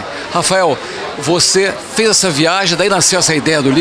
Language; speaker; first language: Portuguese; native; Portuguese